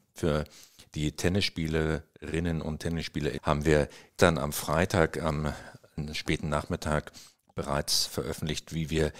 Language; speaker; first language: German; native; German